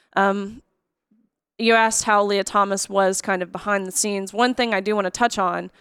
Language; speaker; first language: English; native; English